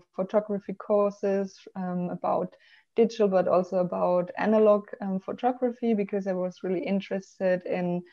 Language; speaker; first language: English; non-native, fluent; German